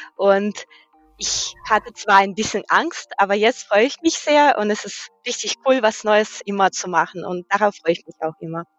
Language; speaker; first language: German; non-native, fluent; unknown